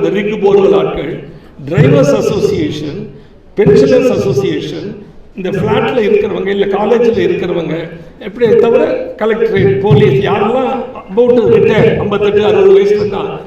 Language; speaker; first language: Tamil; native; Tamil